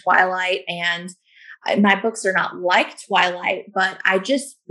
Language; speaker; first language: English; native; English